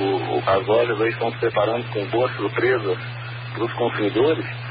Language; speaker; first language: Portuguese; native; Portuguese